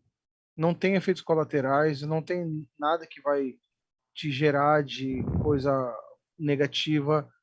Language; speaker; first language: Portuguese; native; Portuguese